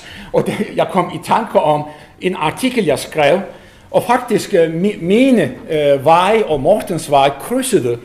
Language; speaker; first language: Danish; non-native, fluent; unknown